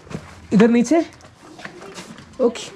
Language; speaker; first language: Hindi; non-native, local second language; Malayalam